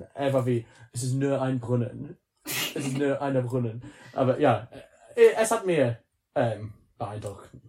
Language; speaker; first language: German; non-native, learner; English